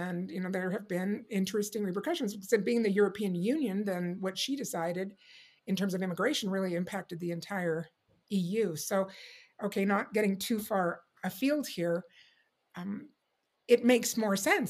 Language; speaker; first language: English; native; English